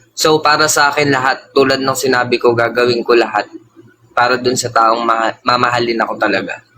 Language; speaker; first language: Filipino; non-native, local second language; Pampanga